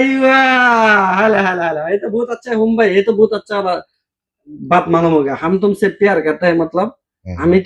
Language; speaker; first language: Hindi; non-native, learner; Bangla